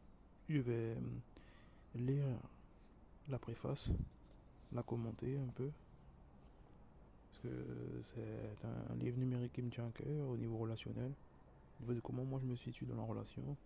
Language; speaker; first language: French; native; French